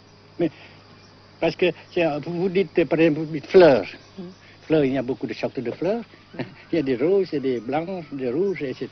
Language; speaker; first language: French; non-native, local second language; Vietnamese